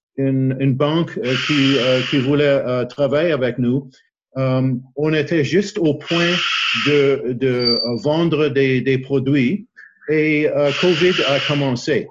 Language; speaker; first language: French; non-native, learner; English